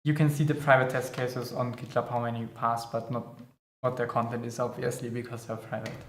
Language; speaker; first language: English; non-native, fluent; German